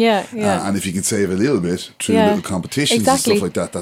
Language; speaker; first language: English; native; English